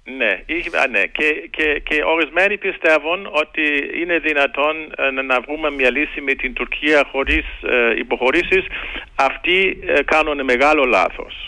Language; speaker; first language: Greek; non-native, fluent; German